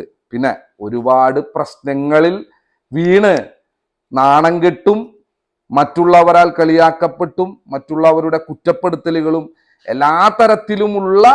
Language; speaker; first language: Malayalam; native; Malayalam